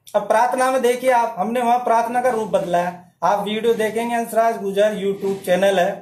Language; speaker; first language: Hindi; native; Hindi